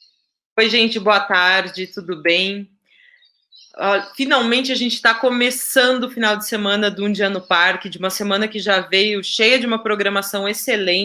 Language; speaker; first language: Portuguese; native; Portuguese